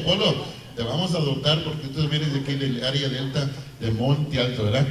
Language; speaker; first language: Spanish; early bilingual, heritage; Spanish